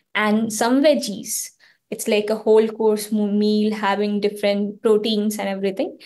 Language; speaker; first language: English; non-native, local second language; Hindi